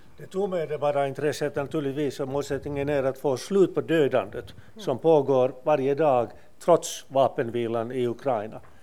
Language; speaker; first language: Swedish; non-native, local second language; Finnish